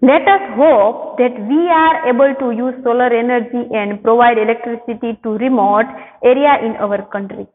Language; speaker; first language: English; non-native, local second language; Gujarati